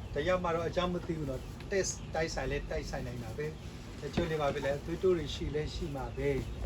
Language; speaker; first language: Burmese; non-native, local second language; S'gaw Karen